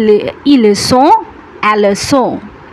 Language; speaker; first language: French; non-native, fluent; Bangla